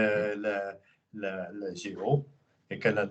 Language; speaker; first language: French; non-native, learner; English